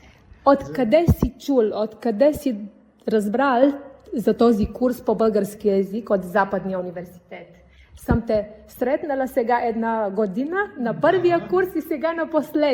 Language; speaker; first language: Bulgarian; native; Bulgarian